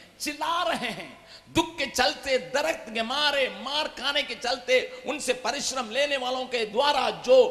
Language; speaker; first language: Hindi; non-native, local second language; Tamil